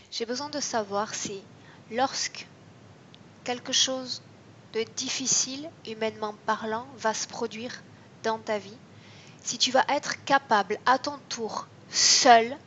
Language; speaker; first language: French; native; French